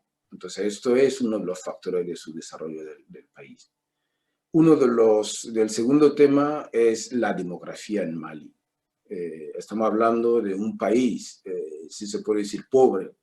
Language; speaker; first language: Spanish; non-native, fluent; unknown